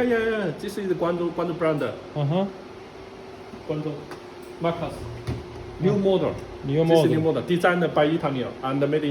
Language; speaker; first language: English; non-native, learner; Chinese